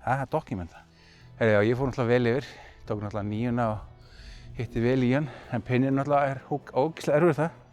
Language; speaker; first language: Icelandic; native; Icelandic